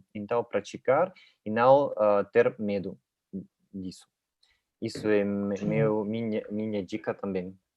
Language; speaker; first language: Portuguese; non-native, learner; Russian